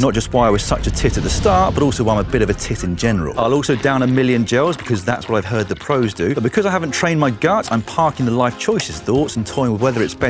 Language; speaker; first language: English; native; English